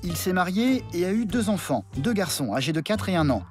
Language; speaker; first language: French; native; French